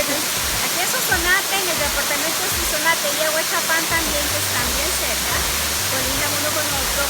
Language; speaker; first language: Spanish; native; Spanish